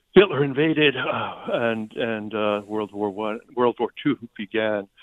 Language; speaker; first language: English; early bilingual, other home language; Ukrainian